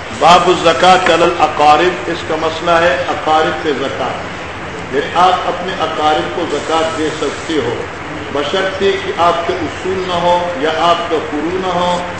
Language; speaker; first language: Urdu; non-native, local second language; Pashto